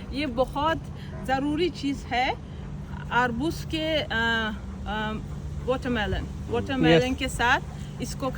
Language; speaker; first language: Hindi; non-native, fluent; Uzbek